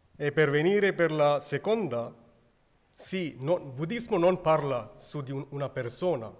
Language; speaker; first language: Italian; non-native, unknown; Sinhala